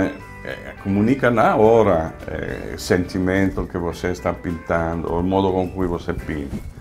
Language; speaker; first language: Portuguese; non-native, fluent; Italian